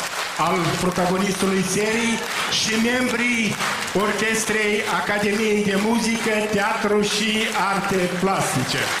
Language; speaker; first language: Romanian; native; Romanian